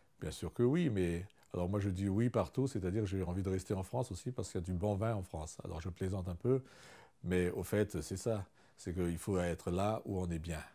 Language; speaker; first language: French; non-native, local second language; Malagasy